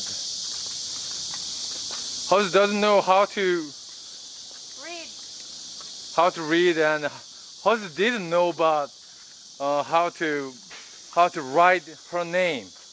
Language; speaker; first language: English; non-native, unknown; Korean